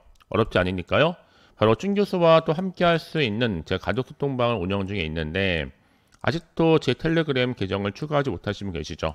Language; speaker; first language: Korean; native; Korean